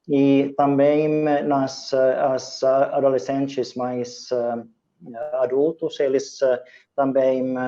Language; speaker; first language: Portuguese; non-native, fluent; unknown